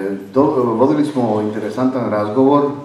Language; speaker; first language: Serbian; non-native, fluent; Spanish